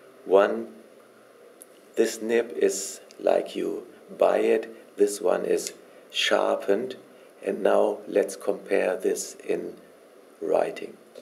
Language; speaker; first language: English; non-native, fluent; German